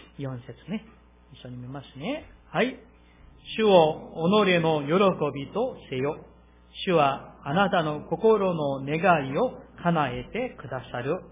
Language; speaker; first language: Japanese; non-native, fluent; Korean